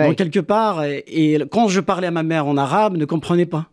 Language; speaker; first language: French; non-native, local second language; Kabyle